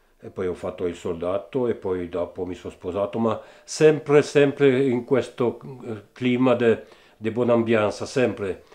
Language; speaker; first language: Italian; early bilingual, heritage; Italian